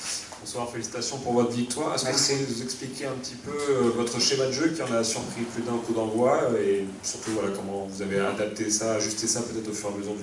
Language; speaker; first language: French; native; French